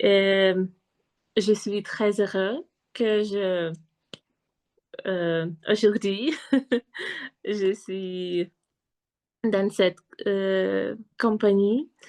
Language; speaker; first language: French; non-native, learner; Russian